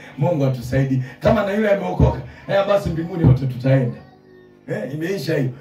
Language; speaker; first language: Swahili; native; Swahili